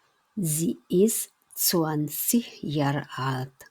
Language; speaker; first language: German; non-native, fluent; Indonesian